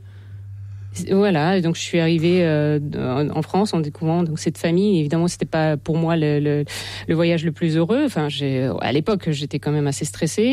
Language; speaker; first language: French; non-native, fluent; Russian